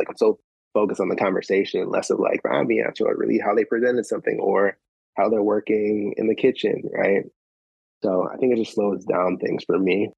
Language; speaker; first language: English; native; English